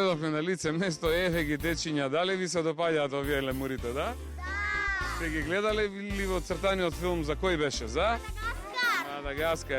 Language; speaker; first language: Macedonian; native; Macedonian